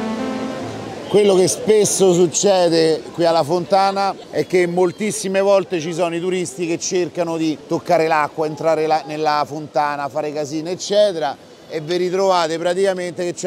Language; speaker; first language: Italian; native; Italian